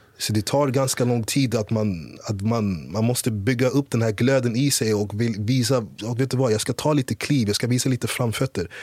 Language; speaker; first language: Swedish; early bilingual, other home language; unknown